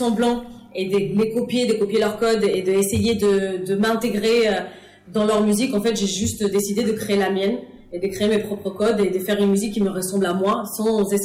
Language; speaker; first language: French; non-native, fluent; English